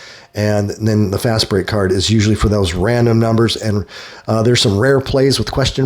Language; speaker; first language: English; native; English